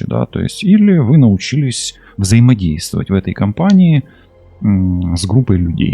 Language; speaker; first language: Russian; non-native, local second language; Ukrainian